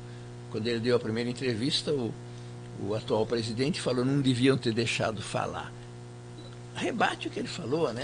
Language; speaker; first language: Portuguese; native; Portuguese